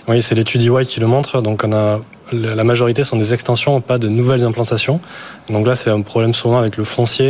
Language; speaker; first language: French; native; French